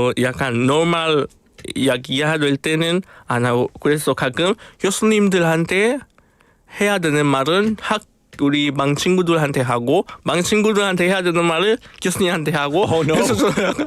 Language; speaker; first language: Korean; non-native, fluent; Spanish